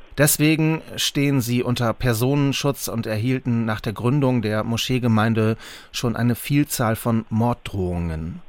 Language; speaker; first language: German; native; German